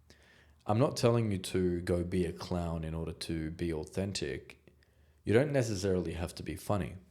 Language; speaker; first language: English; native; English